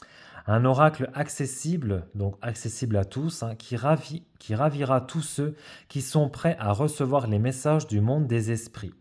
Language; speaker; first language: French; native; French